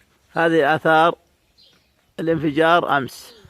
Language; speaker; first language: Arabic; native; Arabic